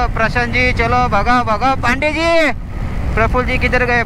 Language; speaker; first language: Hindi; non-native, local second language; Marathi